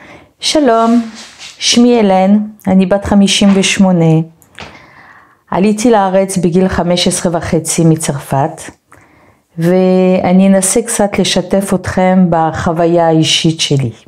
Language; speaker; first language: Hebrew; non-native, fluent; French